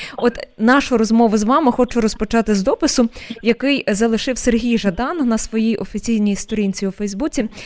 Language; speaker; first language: Ukrainian; native; Ukrainian